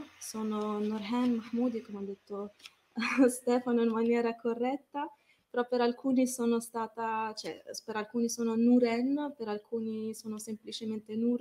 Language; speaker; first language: Italian; early bilingual, other home language; Arabic